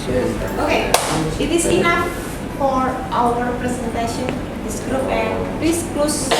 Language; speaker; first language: English; non-native, learner; Indonesian